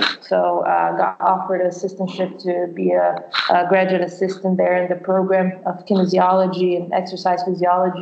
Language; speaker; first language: English; non-native, fluent; Portuguese